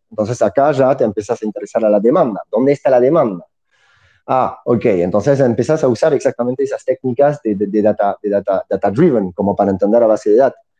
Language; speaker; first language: Spanish; non-native, fluent; French